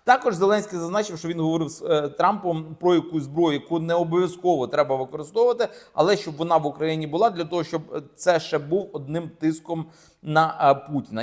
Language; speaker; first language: Ukrainian; native; Ukrainian